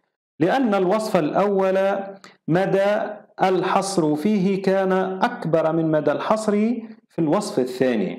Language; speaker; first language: Arabic; native; Arabic